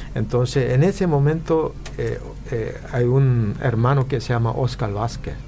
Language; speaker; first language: Spanish; non-native, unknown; Korean